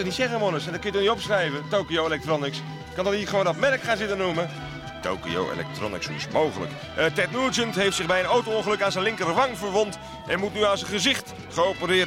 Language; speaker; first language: Dutch; native; Dutch